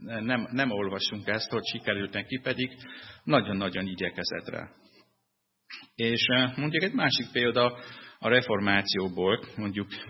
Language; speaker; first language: Hungarian; non-native, fluent; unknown